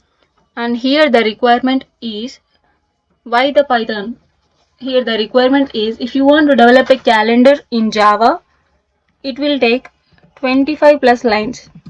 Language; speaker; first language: English; non-native, local second language; Telugu